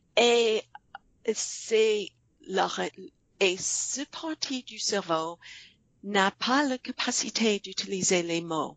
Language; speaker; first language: French; non-native, fluent; English